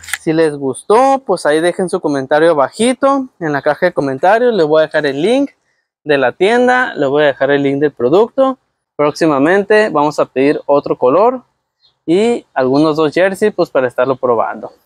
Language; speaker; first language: Spanish; native; Spanish